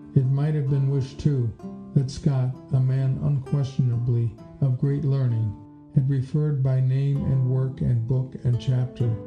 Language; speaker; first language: English; native; English